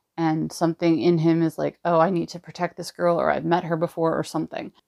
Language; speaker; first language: English; native; English